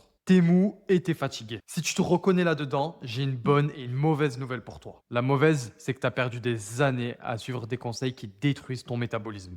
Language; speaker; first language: French; native; French